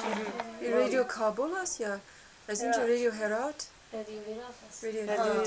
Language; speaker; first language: Persian; non-native, fluent; English